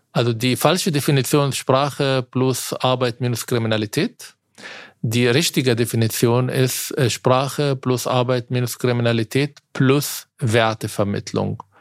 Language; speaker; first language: German; non-native, fluent; Arabic